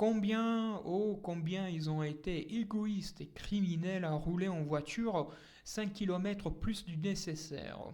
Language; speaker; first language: French; native; French